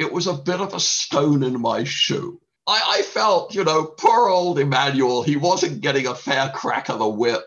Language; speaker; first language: English; native; English